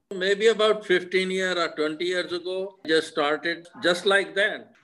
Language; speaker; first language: English; non-native, local second language; Punjabi